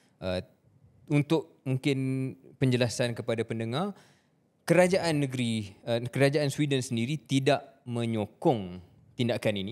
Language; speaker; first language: Malay; native; Malay